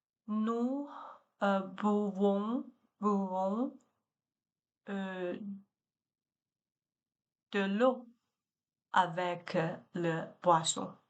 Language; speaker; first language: French; non-native, learner; Chinese